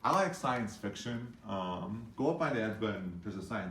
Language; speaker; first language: English; native; English